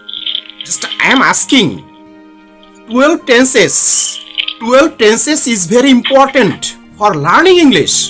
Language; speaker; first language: English; non-native, learner; Bangla